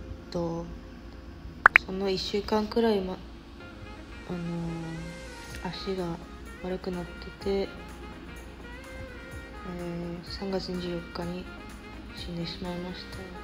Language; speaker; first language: Japanese; early bilingual, heritage; Japanese